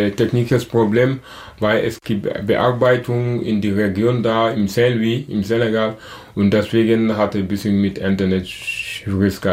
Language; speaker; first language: German; non-native, learner; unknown